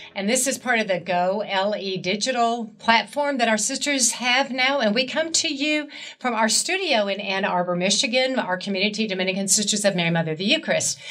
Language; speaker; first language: English; native; English